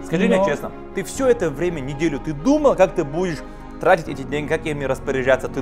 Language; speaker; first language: Russian; native; Russian